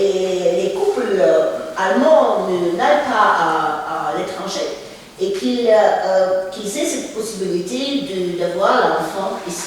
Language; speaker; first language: French; non-native, fluent; Russian